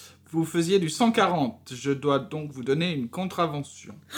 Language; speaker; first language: French; native; French